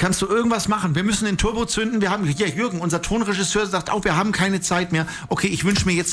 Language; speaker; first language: German; native; German